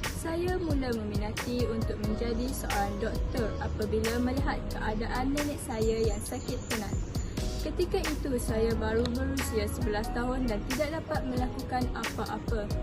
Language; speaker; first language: Malay; native; Malay